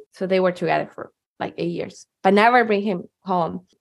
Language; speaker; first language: English; non-native, fluent; Spanish